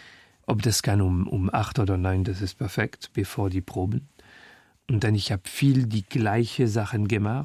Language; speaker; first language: German; non-native, fluent; French